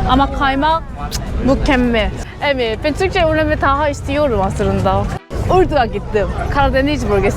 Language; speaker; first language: Turkish; non-native, learner; Korean